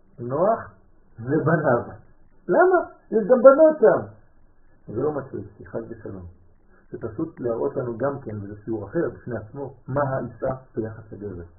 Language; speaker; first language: Hebrew; non-native, fluent; French